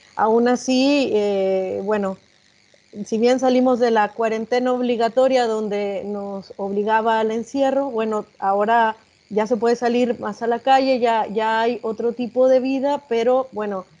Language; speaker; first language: Spanish; native; Spanish